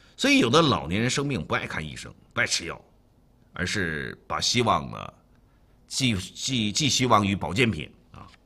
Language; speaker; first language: Chinese; native; Chinese